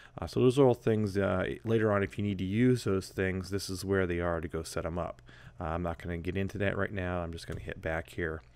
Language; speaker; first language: English; native; English